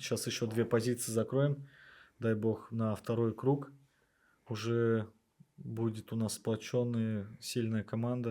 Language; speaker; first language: Russian; native; Russian